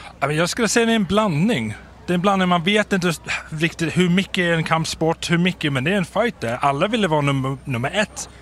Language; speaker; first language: Swedish; non-native, fluent; English